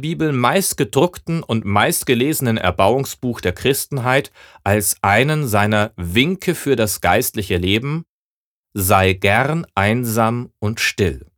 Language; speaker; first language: German; native; German